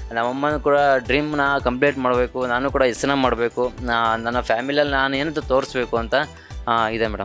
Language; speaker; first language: Kannada; native; Kannada